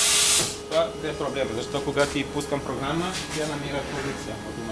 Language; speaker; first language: Bulgarian; non-native, learner; Italian